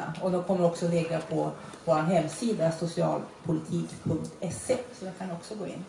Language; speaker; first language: Swedish; native; Swedish